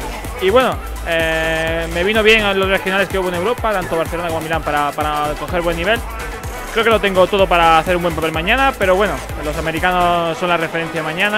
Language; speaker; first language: Spanish; native; Spanish